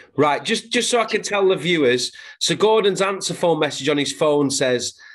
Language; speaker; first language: English; native; English